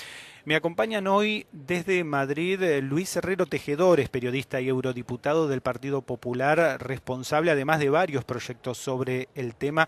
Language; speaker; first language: Spanish; native; Spanish